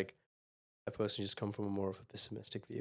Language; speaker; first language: English; native; English